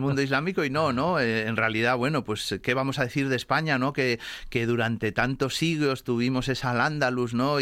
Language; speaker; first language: Spanish; native; Spanish